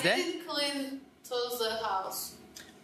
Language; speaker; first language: English; non-native, learner; Turkish